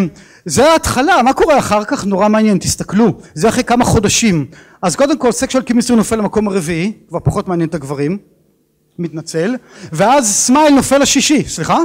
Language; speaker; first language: Hebrew; native; Hebrew